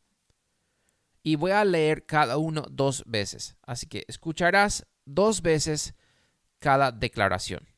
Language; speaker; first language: Spanish; non-native, fluent; English